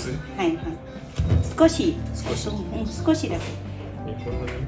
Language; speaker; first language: Japanese; non-native, learner; Thai